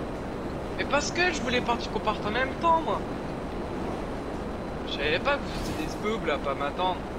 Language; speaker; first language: French; native; French